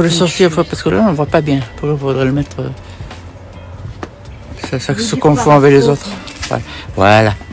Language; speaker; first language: French; native; French